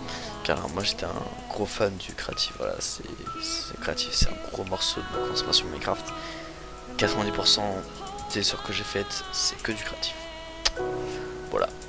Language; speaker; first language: French; native; French